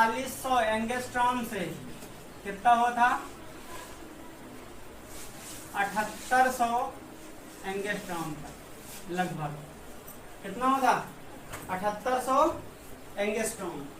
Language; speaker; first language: Hindi; native; Hindi